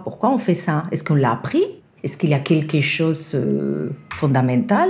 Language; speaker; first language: French; non-native, fluent; Spanish